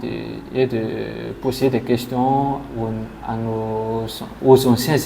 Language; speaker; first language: French; non-native, local second language; Malagasy